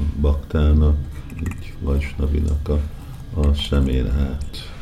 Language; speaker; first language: Hungarian; early bilingual, heritage; Hungarian